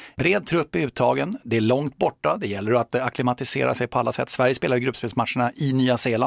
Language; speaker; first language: Swedish; native; Swedish